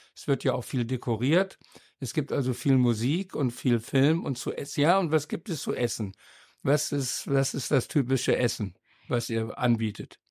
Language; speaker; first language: German; native; German